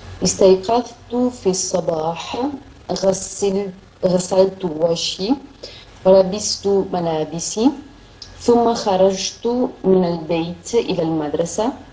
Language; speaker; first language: Arabic; non-native, learner; Italian